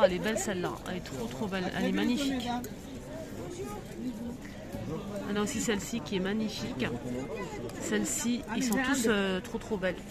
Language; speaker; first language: French; native; French